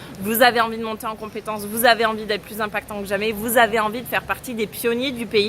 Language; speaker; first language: French; native; French